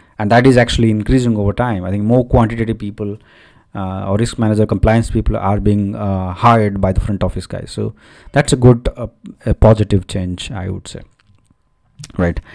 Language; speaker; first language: English; non-native, local second language; Odia